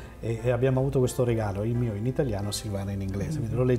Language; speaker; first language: Italian; native; Italian